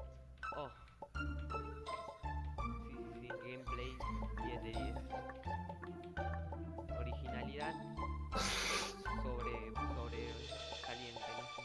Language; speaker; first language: Spanish; native; Spanish